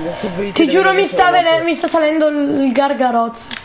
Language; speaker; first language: Italian; native; Italian